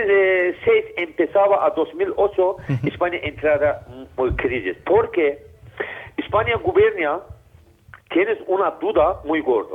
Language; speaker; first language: Spanish; non-native, learner; Azerbaijani